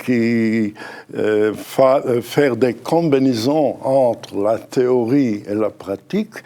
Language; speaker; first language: French; non-native, fluent; Hebrew